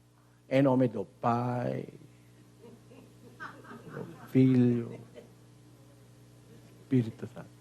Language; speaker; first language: Portuguese; non-native, learner; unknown